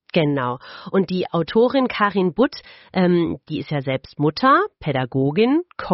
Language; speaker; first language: German; native; German